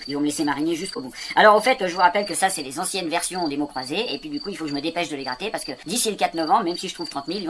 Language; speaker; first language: French; native; French